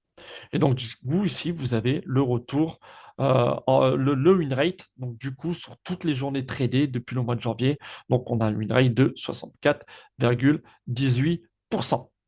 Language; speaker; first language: French; native; French